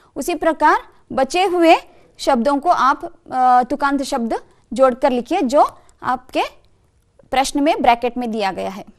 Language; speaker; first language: Hindi; non-native, local second language; Kannada